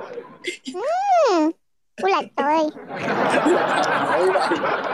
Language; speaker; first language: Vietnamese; non-native, learner; Indonesian